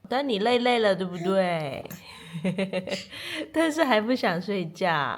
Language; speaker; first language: Chinese; non-native, fluent; Serbian